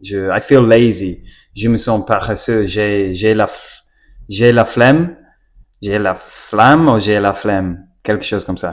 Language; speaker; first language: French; non-native, learner; English